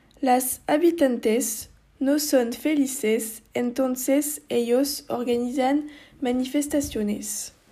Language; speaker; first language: Spanish; non-native, learner; French